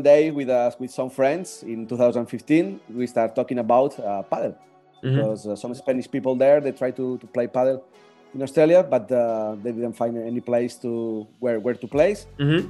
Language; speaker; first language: English; non-native, fluent; Spanish